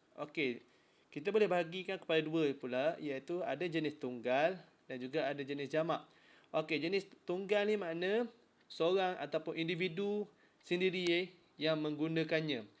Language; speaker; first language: Malay; native; Malay